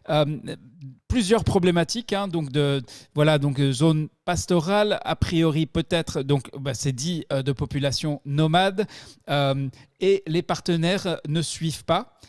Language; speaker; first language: French; native; French